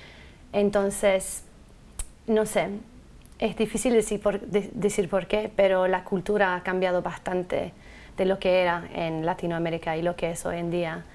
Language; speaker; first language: Spanish; non-native, fluent; English